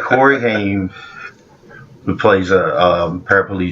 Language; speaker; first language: English; native; English